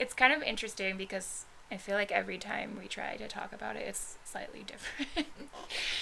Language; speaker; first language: English; native; English